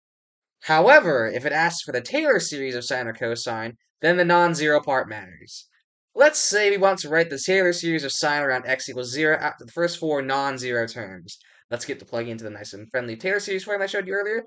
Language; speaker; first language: English; native; English